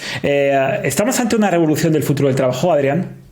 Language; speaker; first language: Spanish; native; Spanish